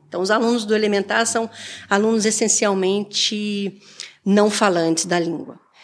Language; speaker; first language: Portuguese; native; Portuguese